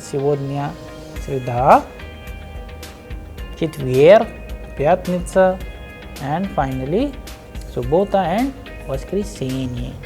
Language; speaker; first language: Russian; non-native, fluent; Hindi